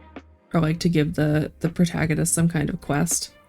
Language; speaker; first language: English; native; English